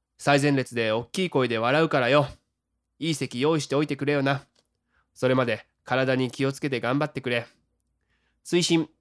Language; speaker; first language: Japanese; native; Japanese